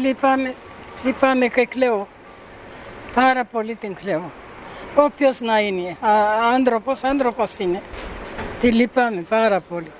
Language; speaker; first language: Greek; early bilingual, heritage; Greek